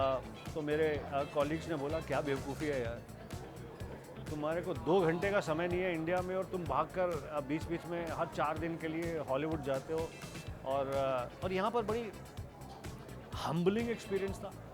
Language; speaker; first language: Hindi; native; Hindi